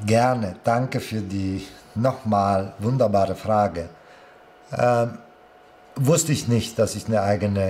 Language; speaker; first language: German; non-native, fluent; Italian